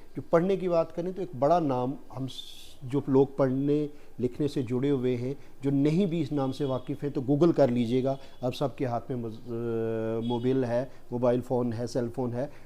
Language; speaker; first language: Urdu; non-native, local second language; Gujari